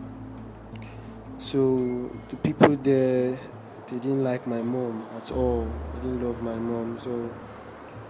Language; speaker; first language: English; non-native, local second language; Igbo